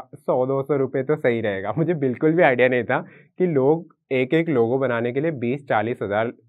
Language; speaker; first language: Hindi; non-native, local second language; Odia